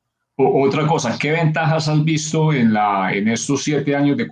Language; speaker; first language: Spanish; native; Spanish